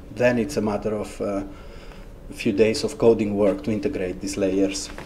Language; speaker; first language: English; non-native, fluent; Greek